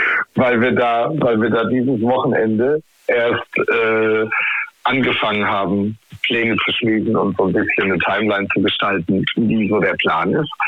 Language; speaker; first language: German; native; German